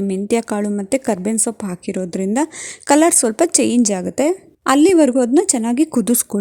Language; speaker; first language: Kannada; native; Kannada